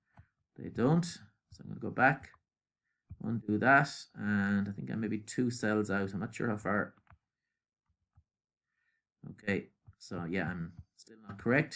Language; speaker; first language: English; native; English